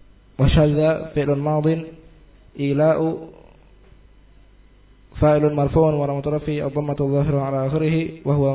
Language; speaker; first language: Arabic; non-native, learner; Indonesian